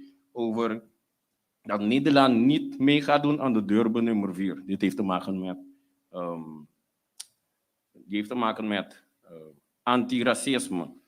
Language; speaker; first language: Dutch; non-native, local second language; Papiamento